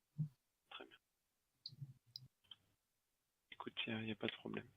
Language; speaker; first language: French; native; French